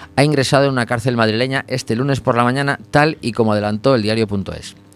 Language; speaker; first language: Spanish; non-native, local second language; Galician